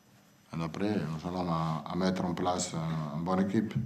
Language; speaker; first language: French; non-native, fluent; Italian